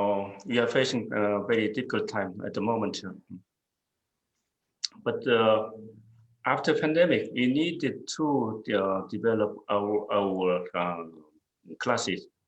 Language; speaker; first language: English; non-native, fluent; Korean